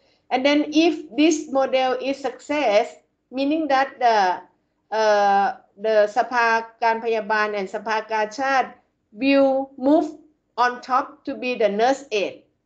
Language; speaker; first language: English; non-native, fluent; Thai